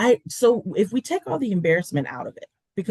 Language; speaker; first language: English; native; English